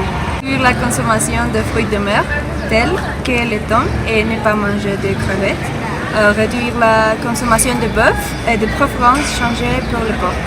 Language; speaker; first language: French; non-native, learner; Spanish